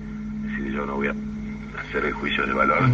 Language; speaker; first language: Spanish; native; Spanish